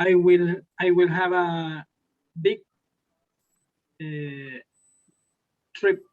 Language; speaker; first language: English; non-native, learner; Spanish